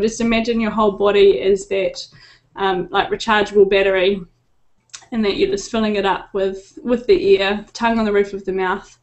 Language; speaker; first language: English; native; English